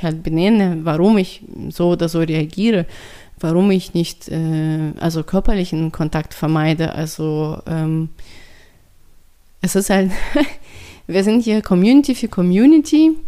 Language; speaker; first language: German; non-native, fluent; Russian